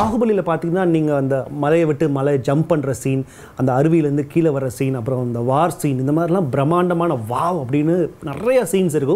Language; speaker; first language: Tamil; native; Tamil